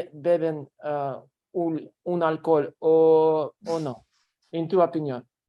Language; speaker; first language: Spanish; non-native, learner; Russian